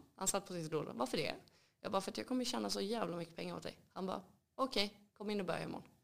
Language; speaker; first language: Swedish; native; Swedish